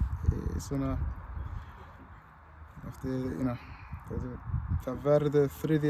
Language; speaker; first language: Icelandic; non-native, learner; English